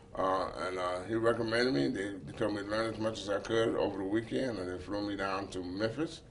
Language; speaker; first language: English; native; English